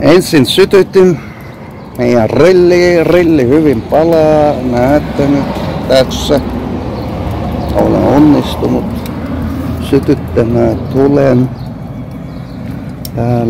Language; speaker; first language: Finnish; non-native, fluent; Turkish